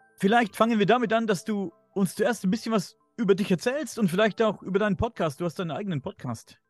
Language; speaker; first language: German; native; German